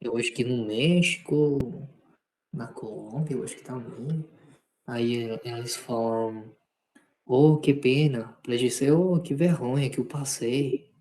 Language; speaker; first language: Portuguese; non-native, fluent; Spanish